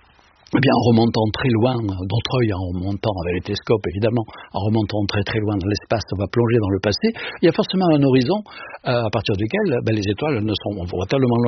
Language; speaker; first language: French; native; French